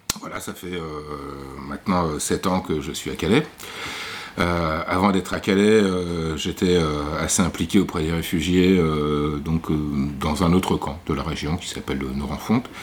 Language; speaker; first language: French; native; French